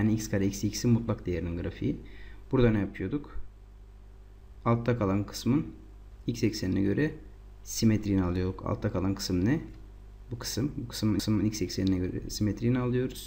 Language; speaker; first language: Turkish; native; Turkish